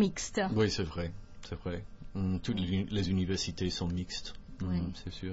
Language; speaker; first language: French; non-native, fluent; English